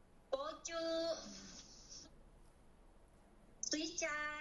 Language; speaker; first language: Cantonese; non-native, learner; Indonesian